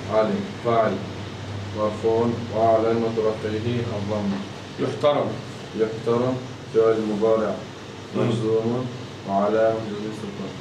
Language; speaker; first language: Arabic; non-native, learner; Chechen